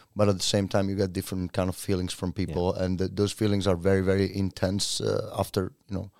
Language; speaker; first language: English; non-native, fluent; Italian